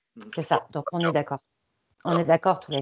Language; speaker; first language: French; native; French